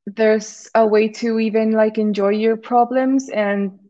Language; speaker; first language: English; non-native, fluent; Spanish